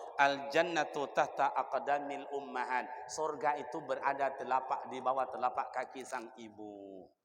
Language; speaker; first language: Malay; non-native, local second language; Minangkabau